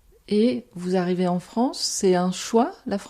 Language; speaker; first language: French; native; French